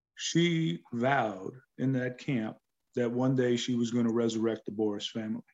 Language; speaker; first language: English; native; English